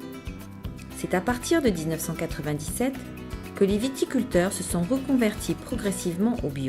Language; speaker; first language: French; native; French